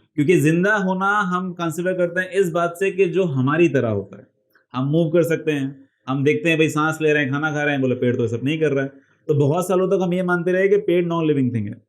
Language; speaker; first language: Hindi; non-native, local second language; Marathi